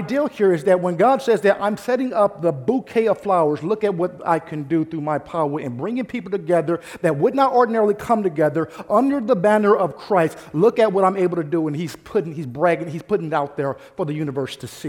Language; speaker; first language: English; native; English